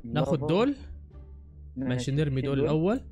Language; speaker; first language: Arabic; native; Arabic